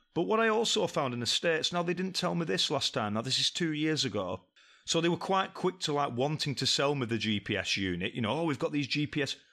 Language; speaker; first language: English; native; English